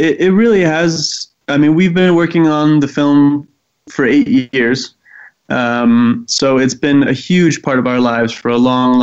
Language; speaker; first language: English; native; English